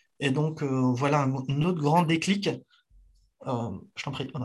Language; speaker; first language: French; native; French